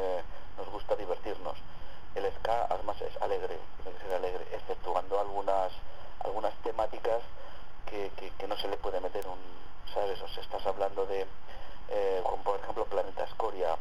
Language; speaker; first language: Spanish; native; Spanish